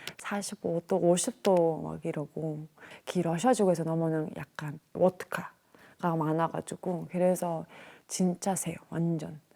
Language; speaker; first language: Korean; non-native, fluent; Mongolian